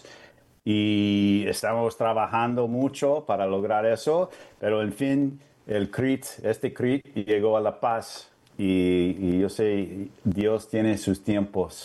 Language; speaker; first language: Spanish; non-native, fluent; English